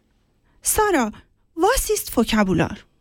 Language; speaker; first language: German; non-native, learner; Persian